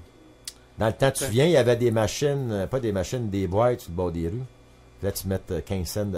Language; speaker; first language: French; native; French